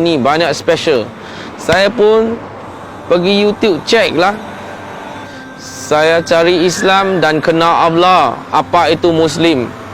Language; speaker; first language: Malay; non-native, local second language; Chinese